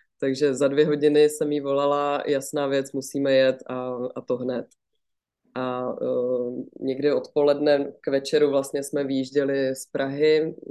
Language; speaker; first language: Czech; native; Czech